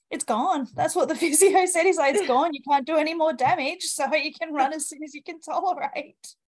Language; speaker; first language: English; native; English